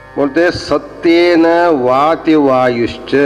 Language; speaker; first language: Hindi; non-native, local second language; Kannada